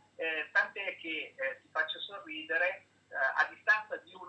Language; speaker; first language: Italian; native; Italian